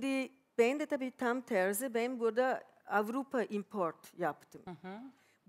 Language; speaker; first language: Turkish; non-native, fluent; German